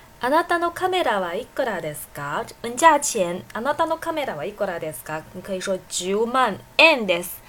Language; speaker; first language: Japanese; non-native, fluent; Chinese